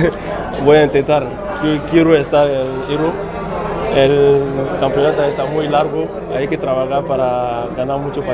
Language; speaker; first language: Spanish; non-native, learner; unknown